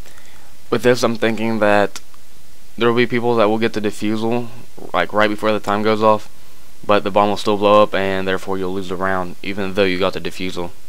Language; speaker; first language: English; native; English